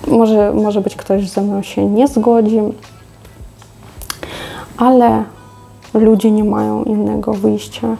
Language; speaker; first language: Polish; non-native, fluent; Russian